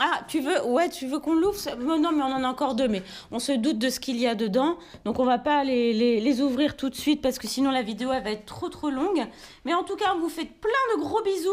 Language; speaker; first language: French; native; French